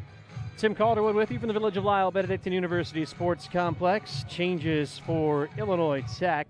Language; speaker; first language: English; native; English